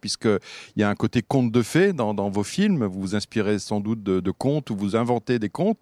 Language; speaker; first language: French; native; French